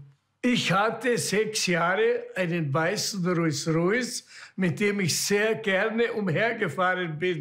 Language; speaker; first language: German; native; German